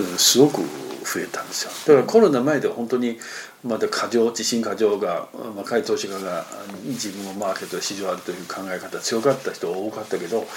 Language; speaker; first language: Japanese; non-native, fluent; Chinese